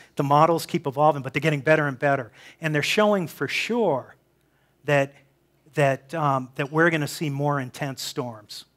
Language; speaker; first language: English; native; English